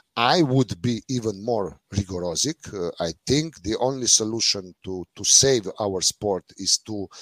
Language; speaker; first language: English; non-native, fluent; Slovenian